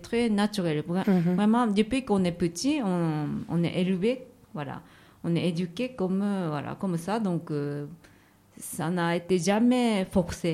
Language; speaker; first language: French; non-native, fluent; Japanese